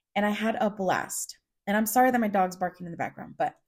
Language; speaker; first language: English; early bilingual, other home language; Spanish